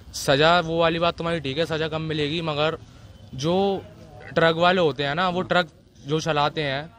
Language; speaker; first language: Hindi; native; Hindi